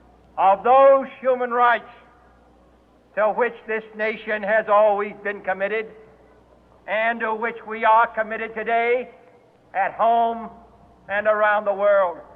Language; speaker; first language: English; native; English